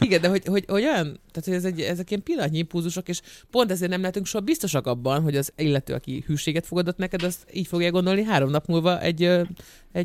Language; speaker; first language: Hungarian; native; Hungarian